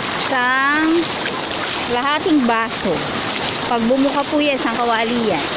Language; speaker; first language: Filipino; native; Filipino